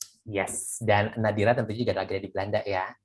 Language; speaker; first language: Indonesian; native; Indonesian